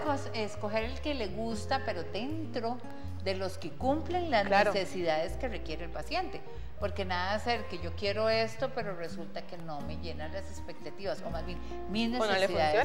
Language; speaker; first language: Spanish; native; Spanish